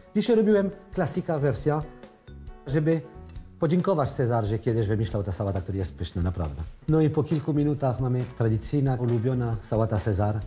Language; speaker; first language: Polish; non-native, learner; French